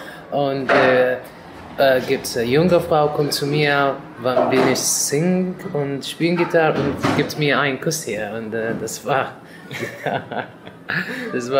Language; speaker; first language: German; non-native, learner; Arabic